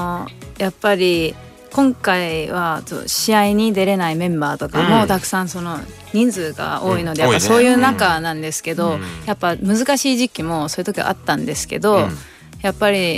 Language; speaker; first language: Japanese; native; Japanese